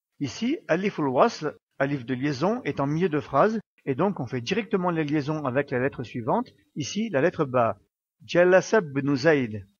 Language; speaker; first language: French; native; French